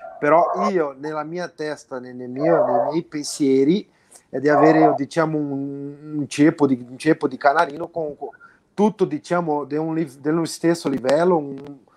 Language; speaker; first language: Italian; non-native, fluent; Portuguese